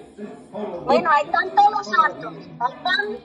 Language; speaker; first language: Spanish; native; Spanish